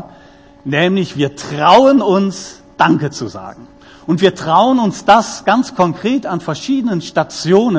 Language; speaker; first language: German; native; German